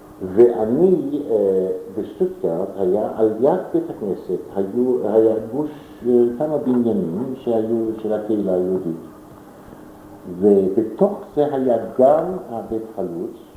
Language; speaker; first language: Hebrew; non-native, fluent; German